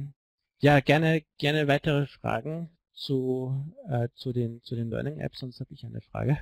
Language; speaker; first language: German; native; German